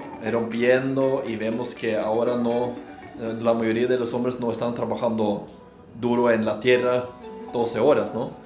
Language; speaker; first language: Spanish; non-native, fluent; Norwegian